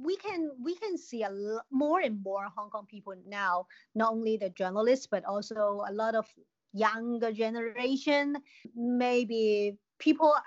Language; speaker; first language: English; non-native, local second language; Cantonese